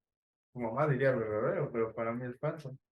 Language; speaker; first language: Spanish; native; Spanish